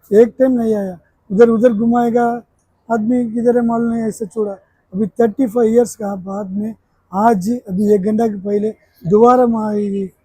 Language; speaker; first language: Hindi; non-native, local second language; Tamil